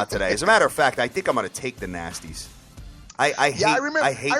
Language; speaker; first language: English; native; English